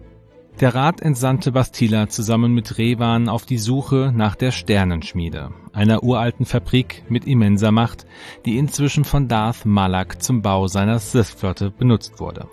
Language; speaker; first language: German; native; German